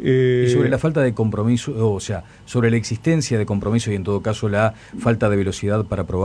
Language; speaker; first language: Spanish; native; Spanish